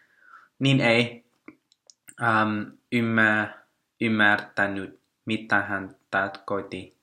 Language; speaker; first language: Finnish; non-native, learner; Vietnamese